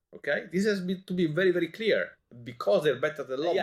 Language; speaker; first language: English; non-native, fluent; Italian